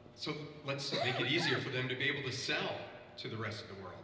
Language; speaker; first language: English; native; English